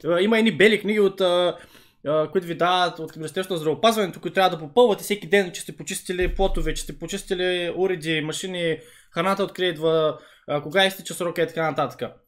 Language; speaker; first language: Bulgarian; early bilingual, other home language; Vietnamese